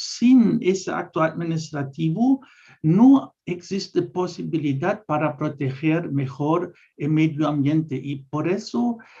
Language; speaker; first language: Spanish; non-native, fluent; German